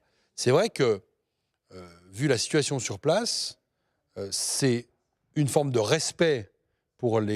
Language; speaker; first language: French; native; French